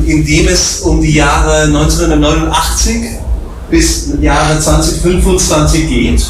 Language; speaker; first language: German; non-native, fluent; Slovak